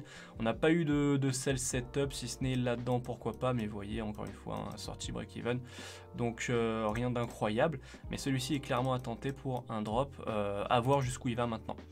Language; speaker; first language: French; native; French